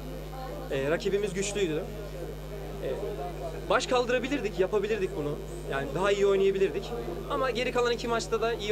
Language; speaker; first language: Turkish; native; Turkish